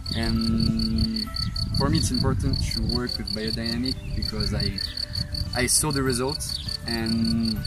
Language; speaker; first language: English; non-native, fluent; French